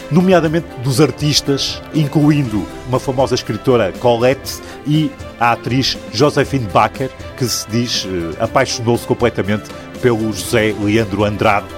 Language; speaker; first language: Portuguese; native; Portuguese